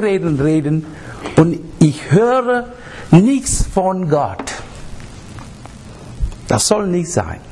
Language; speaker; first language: German; non-native, fluent; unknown